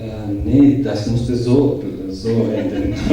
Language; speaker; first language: German; non-native, learner; Georgian